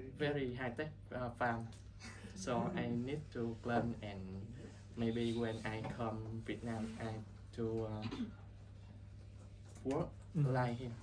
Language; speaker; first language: English; non-native, learner; Vietnamese